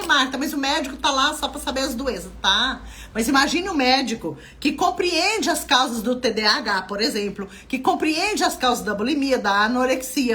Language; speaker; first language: Portuguese; native; Portuguese